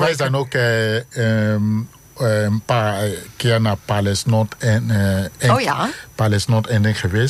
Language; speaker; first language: Dutch; non-native, learner; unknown